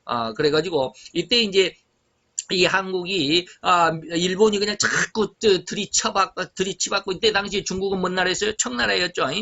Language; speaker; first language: Korean; native; Korean